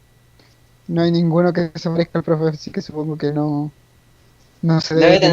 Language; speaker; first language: Spanish; native; Spanish